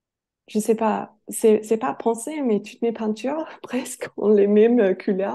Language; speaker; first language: French; non-native, fluent; English